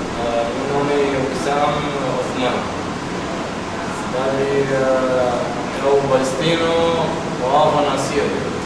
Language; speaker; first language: Portuguese; non-native, learner; Arabic